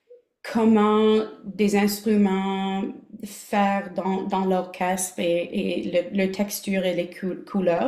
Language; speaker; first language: French; non-native, local second language; English